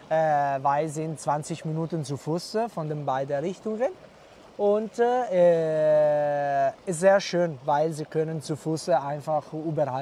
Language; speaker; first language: German; non-native, learner; Italian